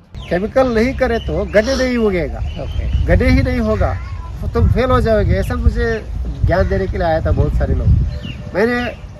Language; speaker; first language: Hindi; non-native, local second language; Kannada